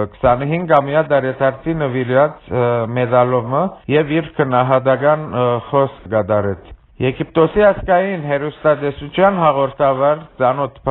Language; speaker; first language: Armenian; early bilingual, heritage; Armenian